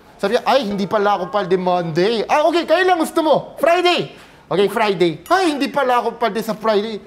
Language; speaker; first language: Filipino; non-native, fluent; Korean